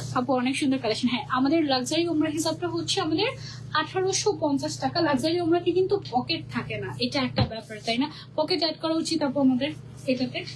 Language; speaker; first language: Bangla; native; Bangla